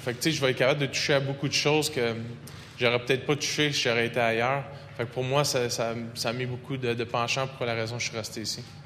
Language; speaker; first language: French; native; French